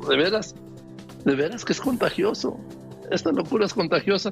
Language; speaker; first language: Spanish; native; Spanish